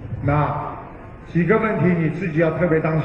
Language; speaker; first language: Chinese; native; Chinese